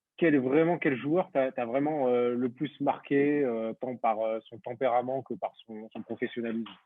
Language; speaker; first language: French; native; French